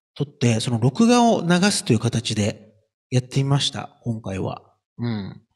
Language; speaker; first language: Japanese; native; Japanese